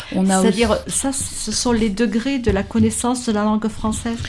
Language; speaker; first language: French; native; French